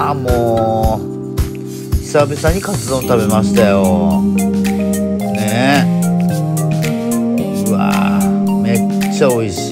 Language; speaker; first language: Japanese; native; Japanese